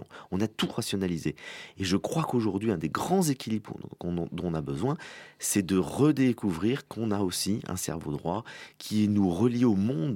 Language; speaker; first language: French; native; French